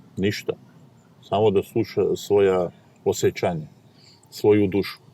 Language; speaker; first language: Serbian; non-native, fluent; Ossetic